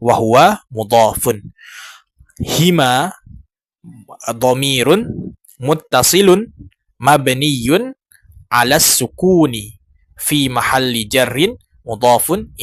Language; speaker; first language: Arabic; non-native, fluent; Indonesian